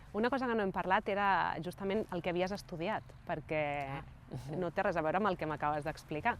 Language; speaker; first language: Catalan; native; Catalan